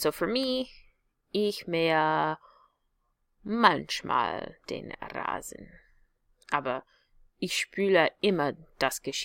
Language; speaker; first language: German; non-native, fluent; English